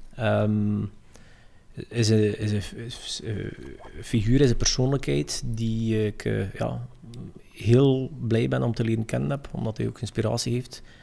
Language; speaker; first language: Dutch; native; Dutch